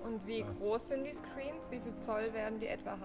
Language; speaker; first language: German; native; German